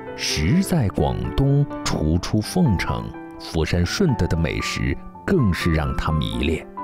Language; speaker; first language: Chinese; native; Chinese